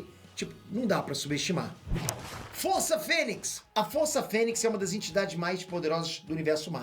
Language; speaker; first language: Portuguese; native; Portuguese